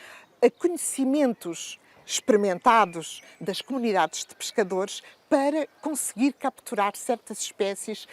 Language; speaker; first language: Portuguese; native; Portuguese